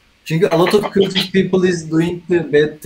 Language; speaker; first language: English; non-native, learner; Turkish